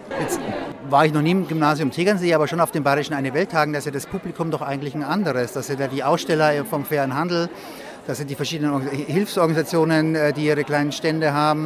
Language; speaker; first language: German; native; German